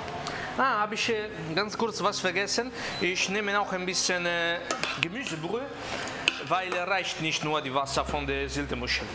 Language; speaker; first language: German; non-native, learner; Italian